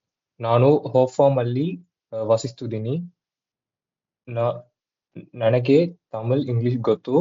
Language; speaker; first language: Kannada; non-native, learner; Tamil